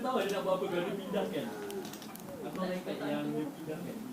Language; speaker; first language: Malay; native; Malay